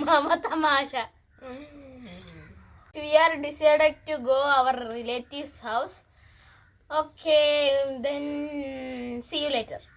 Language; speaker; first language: English; non-native, learner; Malayalam